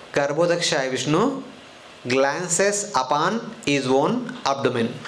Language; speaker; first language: English; non-native, local second language; Telugu